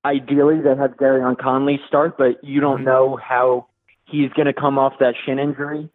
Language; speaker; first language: English; native; English